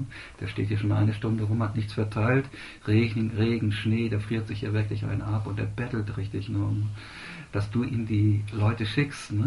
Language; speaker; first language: German; native; German